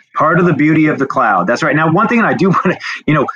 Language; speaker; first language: English; native; English